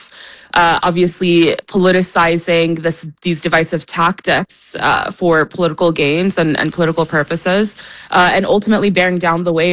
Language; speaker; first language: English; non-native, fluent; Russian